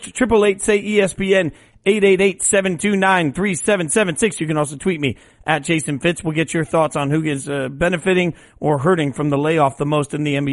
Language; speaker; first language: English; native; English